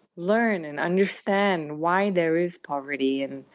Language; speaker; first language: English; native; English